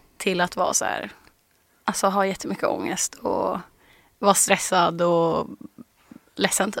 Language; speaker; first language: Swedish; native; Swedish